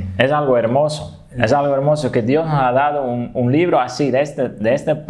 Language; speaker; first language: Spanish; non-native, fluent; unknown